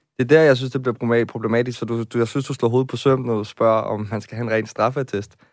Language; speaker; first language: Danish; native; Danish